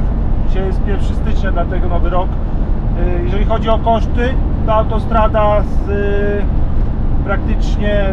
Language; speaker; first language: Polish; native; Polish